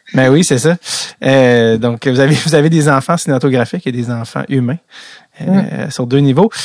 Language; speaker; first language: French; native; French